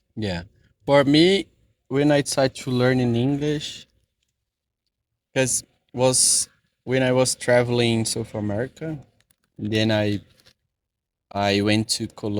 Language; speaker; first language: English; non-native, fluent; Portuguese